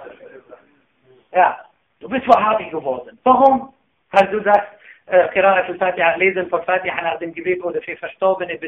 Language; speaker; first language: German; non-native, fluent; Arabic